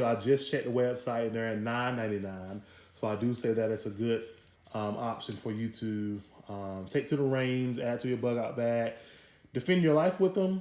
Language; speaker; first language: English; native; English